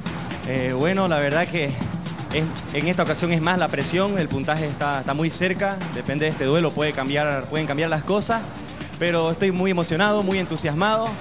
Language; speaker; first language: Spanish; native; Spanish